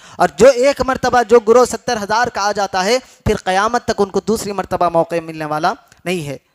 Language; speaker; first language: Urdu; native; Urdu